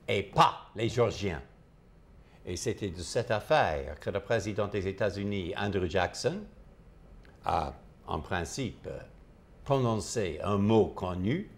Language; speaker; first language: French; non-native, fluent; English